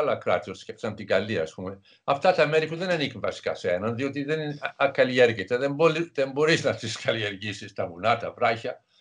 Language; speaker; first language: Greek; non-native, fluent; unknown